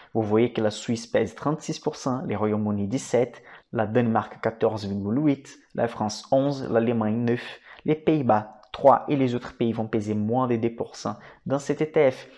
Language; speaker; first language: French; non-native, fluent; Portuguese